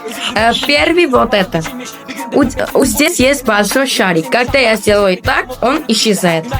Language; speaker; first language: Russian; non-native, fluent; Armenian